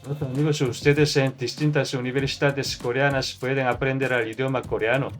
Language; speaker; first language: Spanish; non-native, learner; Korean